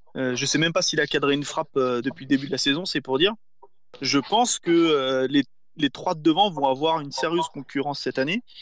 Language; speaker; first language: French; native; French